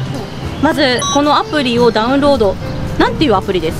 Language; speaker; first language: Japanese; native; Japanese